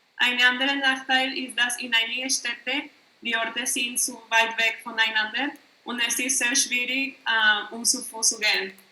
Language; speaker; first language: German; non-native, learner; Spanish